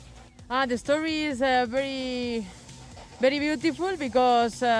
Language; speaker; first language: English; non-native, learner; Spanish